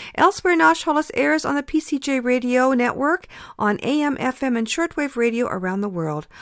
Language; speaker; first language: English; early bilingual, other home language; Ukrainian